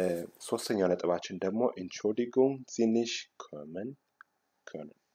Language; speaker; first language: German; non-native, local second language; Amharic